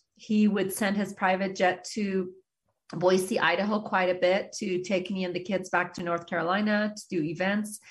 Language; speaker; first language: English; early bilingual, other home language; Persian